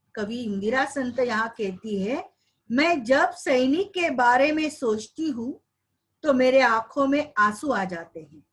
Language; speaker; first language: Hindi; non-native, local second language; Marathi